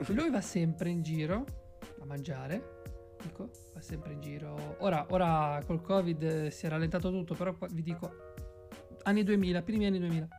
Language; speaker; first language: Italian; native; Italian